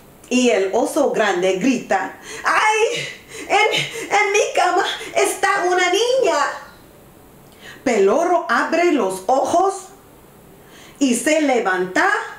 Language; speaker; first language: Spanish; non-native, learner; English